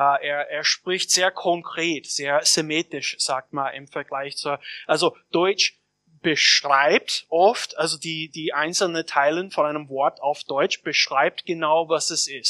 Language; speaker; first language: German; non-native, fluent; English